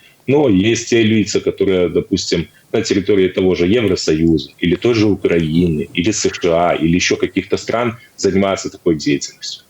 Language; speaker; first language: Russian; native; Russian